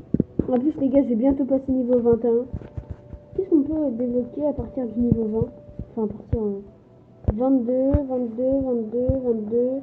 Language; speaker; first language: French; native; French